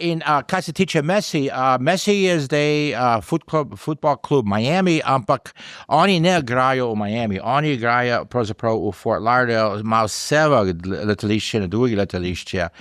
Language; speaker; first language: Slovenian; early bilingual, heritage; English